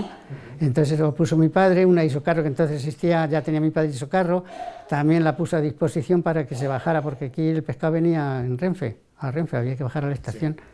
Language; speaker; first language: Spanish; native; Spanish